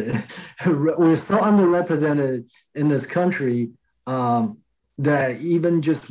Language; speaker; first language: English; non-native, fluent; Chinese